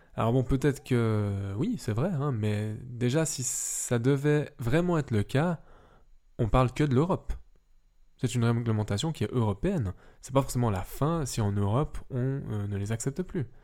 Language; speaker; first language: French; native; French